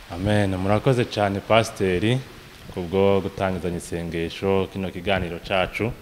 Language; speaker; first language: Kinyarwanda; native; Kinyarwanda